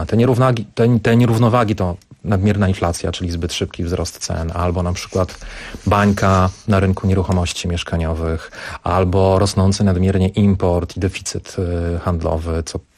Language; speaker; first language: Polish; native; Polish